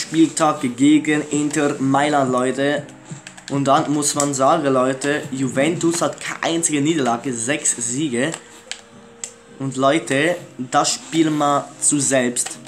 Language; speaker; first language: German; early bilingual, other home language; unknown